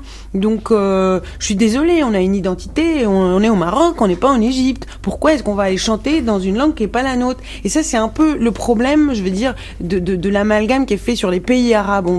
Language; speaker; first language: French; non-native, local second language; Arabic